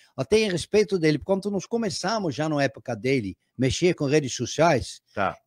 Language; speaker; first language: Portuguese; non-native, fluent; Dutch